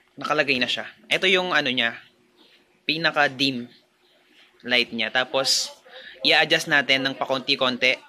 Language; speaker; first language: Filipino; native; Filipino